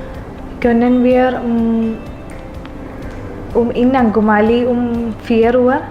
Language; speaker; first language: German; non-native, learner; Malayalam